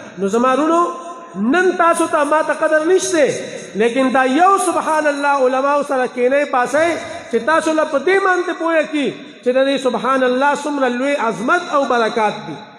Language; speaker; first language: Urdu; non-native, local second language; Northern Hindko